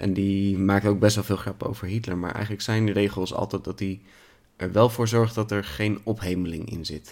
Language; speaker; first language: Dutch; native; Dutch